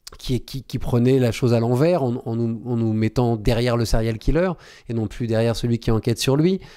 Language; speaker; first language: French; native; French